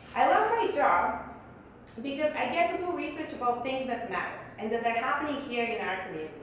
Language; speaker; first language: English; early bilingual, other home language; Bulgarian